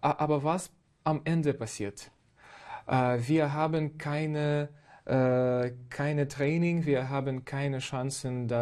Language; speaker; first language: German; non-native, fluent; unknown